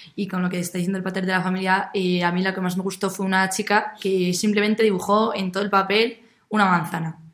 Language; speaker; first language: Spanish; native; Spanish